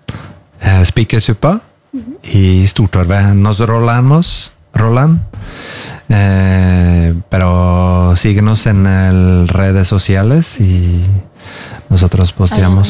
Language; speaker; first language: Spanish; non-native, learner; Norwegian